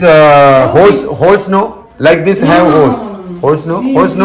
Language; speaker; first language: English; non-native, learner; Malayalam